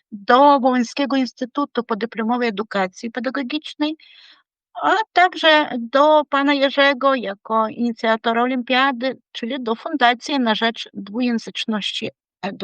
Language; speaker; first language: Polish; non-native, fluent; Ukrainian